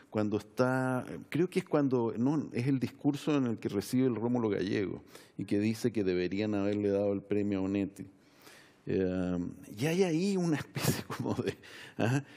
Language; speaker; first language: Spanish; native; Spanish